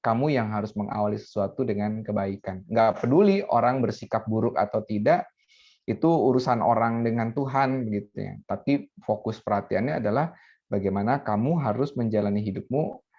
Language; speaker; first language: Indonesian; native; Indonesian